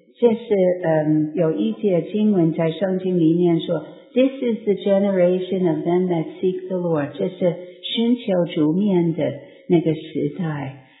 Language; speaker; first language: Chinese; non-native, fluent; English